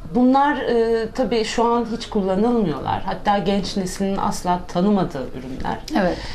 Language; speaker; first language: Turkish; native; Turkish